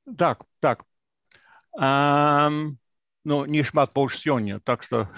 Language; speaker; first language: Belarusian; non-native, fluent; English